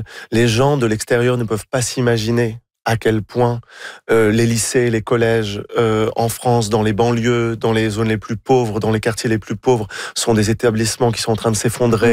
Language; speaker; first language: French; native; French